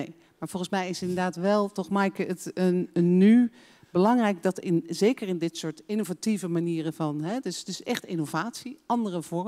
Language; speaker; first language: Dutch; native; Dutch